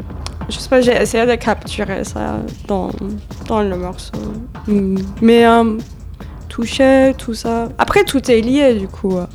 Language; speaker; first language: French; non-native, fluent; Turkish